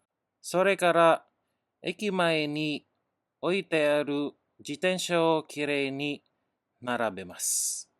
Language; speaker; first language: Japanese; non-native, learner; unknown